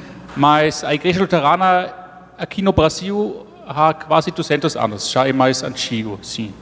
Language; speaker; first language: Portuguese; non-native, fluent; German